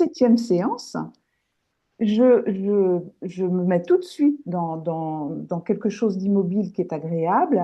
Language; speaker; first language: French; native; French